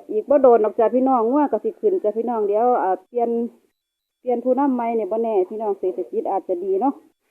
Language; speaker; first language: Thai; native; Thai